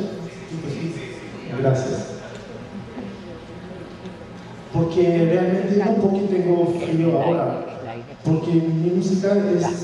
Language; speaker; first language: Spanish; non-native, fluent; French